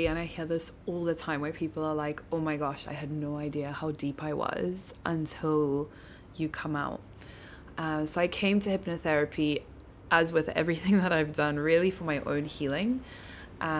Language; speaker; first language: English; native; English